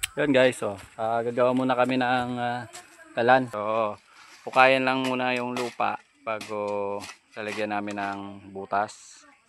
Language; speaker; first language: Filipino; non-native, local second language; Iloko